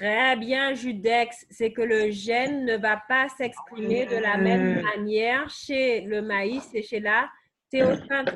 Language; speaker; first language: French; native; French